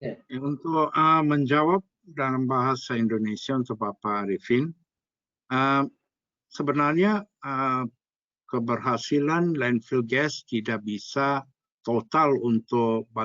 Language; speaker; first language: Indonesian; non-native, fluent; English